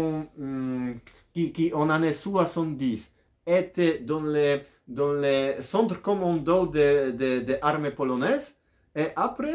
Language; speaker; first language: French; non-native, learner; Polish